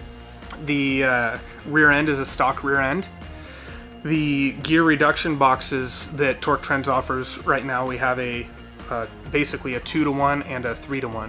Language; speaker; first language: English; native; English